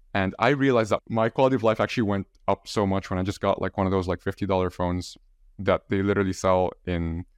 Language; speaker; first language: English; non-native, fluent; Arabic